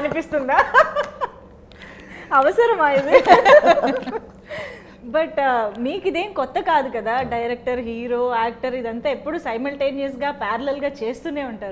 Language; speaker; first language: Telugu; native; Telugu